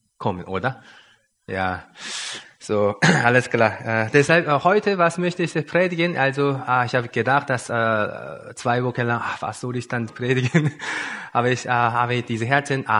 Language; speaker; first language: German; non-native, learner; Korean